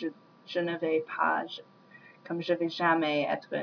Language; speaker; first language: French; non-native, learner; English